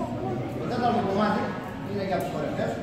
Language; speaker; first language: Greek; native; Greek